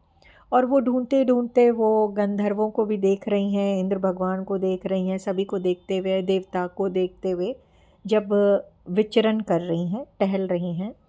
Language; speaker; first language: Hindi; native; Hindi